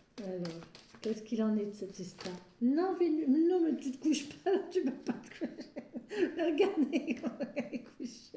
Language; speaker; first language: French; native; French